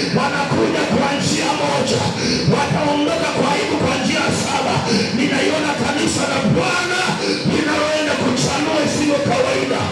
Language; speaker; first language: Swahili; native; Swahili